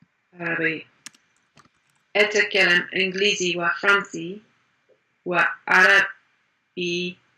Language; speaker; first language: Arabic; non-native, learner; English